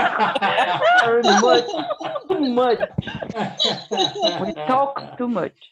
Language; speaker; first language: English; non-native, learner; Portuguese